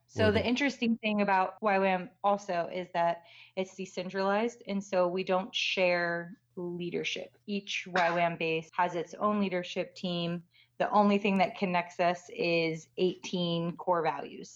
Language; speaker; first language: English; native; English